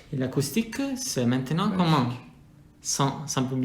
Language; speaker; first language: French; non-native, fluent; Italian